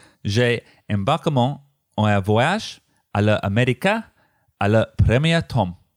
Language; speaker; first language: French; non-native, learner; English